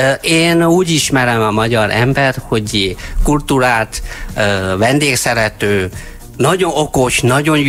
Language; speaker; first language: Hungarian; non-native, learner; Chinese